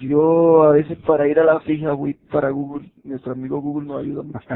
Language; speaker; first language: Spanish; native; Spanish